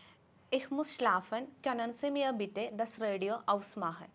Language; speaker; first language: German; non-native, learner; Malayalam